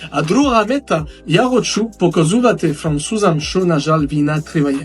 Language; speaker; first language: Ukrainian; non-native, fluent; French